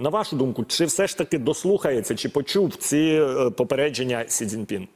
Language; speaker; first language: Ukrainian; native; Ukrainian